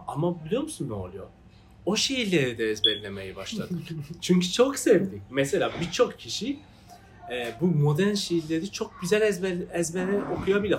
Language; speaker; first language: Turkish; non-native, fluent; Persian